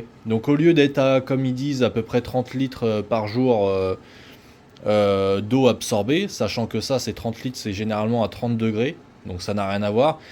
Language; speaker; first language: French; native; French